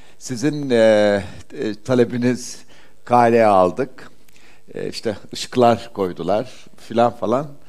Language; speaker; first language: Turkish; early bilingual, heritage; Turkish